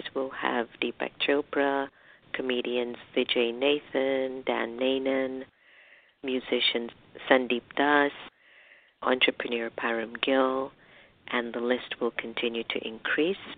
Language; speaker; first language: English; native; English